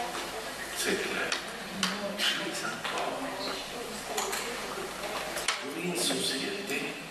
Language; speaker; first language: French; non-native, fluent; Spanish